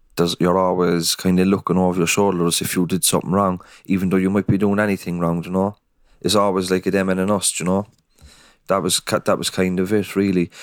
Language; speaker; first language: English; native; English